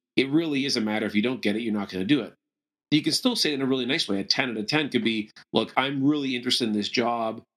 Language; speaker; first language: English; native; English